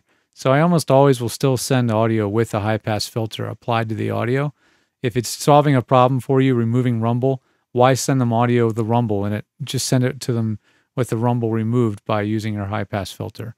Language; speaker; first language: English; native; English